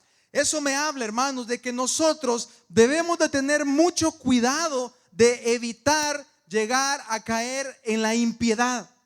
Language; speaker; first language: Spanish; native; Spanish